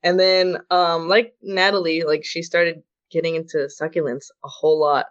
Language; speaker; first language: English; native; English